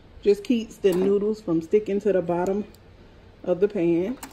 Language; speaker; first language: English; native; English